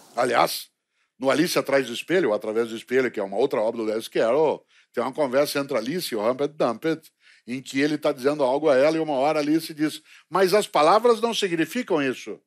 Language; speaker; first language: Portuguese; native; Portuguese